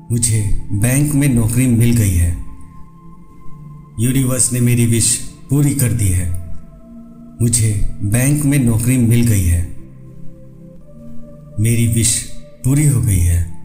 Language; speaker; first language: Hindi; native; Hindi